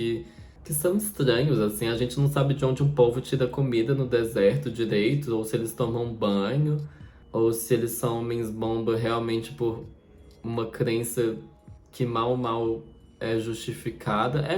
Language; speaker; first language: Portuguese; native; Portuguese